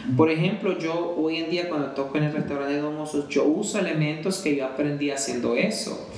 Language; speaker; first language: Spanish; early bilingual, heritage; Spanish